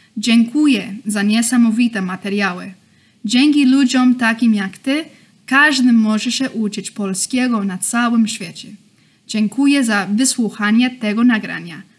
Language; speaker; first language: Polish; non-native, learner; English